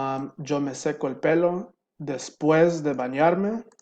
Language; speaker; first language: Spanish; non-native, fluent; English